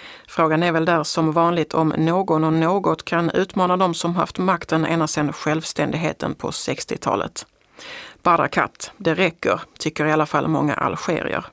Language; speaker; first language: Swedish; native; Swedish